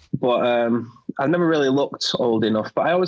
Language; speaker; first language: English; native; English